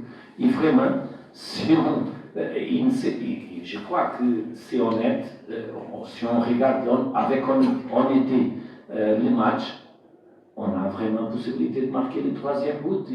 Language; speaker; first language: French; non-native, fluent; Portuguese